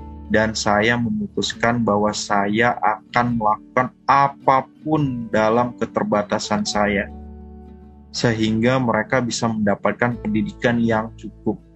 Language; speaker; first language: Indonesian; non-native, fluent; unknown